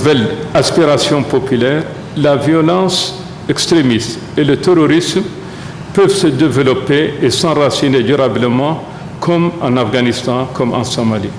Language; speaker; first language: French; non-native, local second language; Arabic